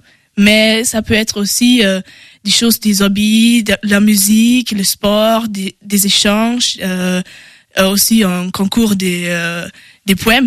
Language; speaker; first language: French; non-native, learner; German